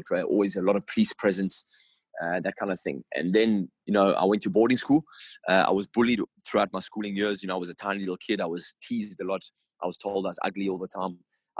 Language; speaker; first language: English; native; English